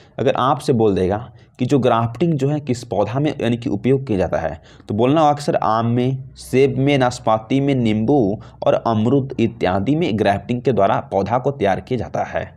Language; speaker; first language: Hindi; native; Hindi